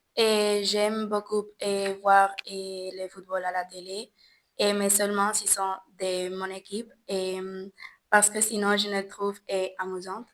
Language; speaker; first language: French; non-native, learner; Spanish